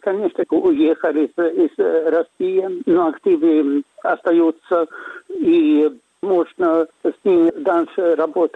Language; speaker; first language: Russian; non-native, fluent; Swedish